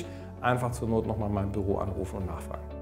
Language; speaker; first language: German; native; German